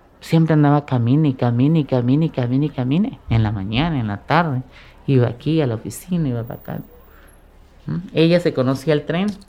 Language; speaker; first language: Spanish; native; Spanish